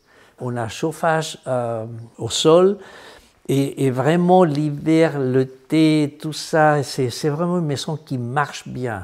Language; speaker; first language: French; non-native, fluent; Spanish